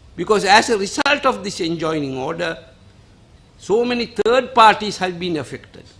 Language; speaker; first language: English; non-native, local second language; Sinhala